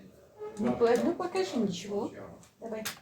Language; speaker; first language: Russian; non-native, fluent; Armenian